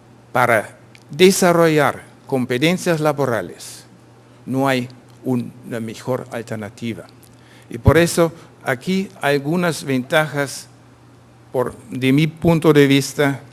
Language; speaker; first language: Spanish; non-native, fluent; German